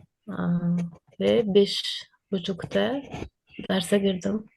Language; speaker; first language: Turkish; non-native, learner; Uzbek